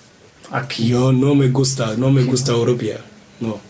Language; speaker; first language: Spanish; non-native, learner; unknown